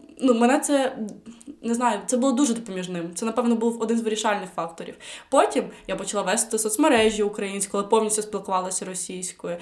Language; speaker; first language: Ukrainian; non-native, local second language; Russian